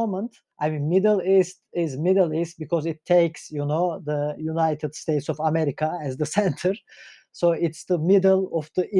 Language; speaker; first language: English; non-native, fluent; Turkish